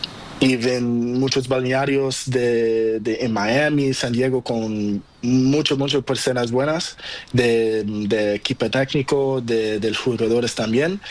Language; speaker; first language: Spanish; non-native, learner; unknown